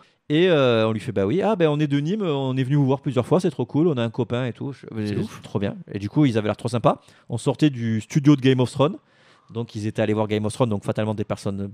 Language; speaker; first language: French; native; French